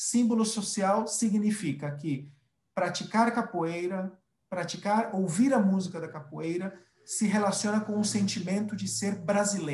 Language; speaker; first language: Portuguese; early bilingual, other home language; Spanish